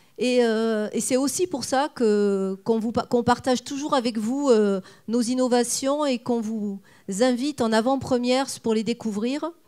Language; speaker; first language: French; native; French